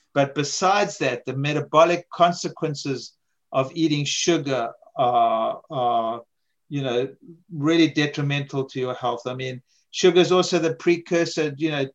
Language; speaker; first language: English; native; English